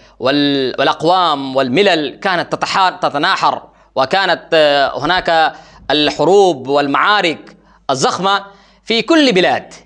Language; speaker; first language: Arabic; non-native, fluent; Urdu